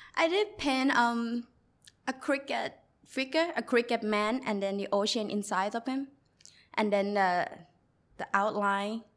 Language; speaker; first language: English; non-native, learner; Thai